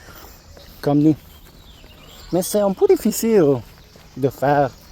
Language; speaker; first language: French; non-native, learner; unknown